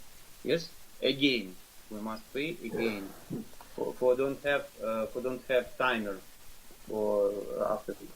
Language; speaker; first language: English; non-native, learner; Russian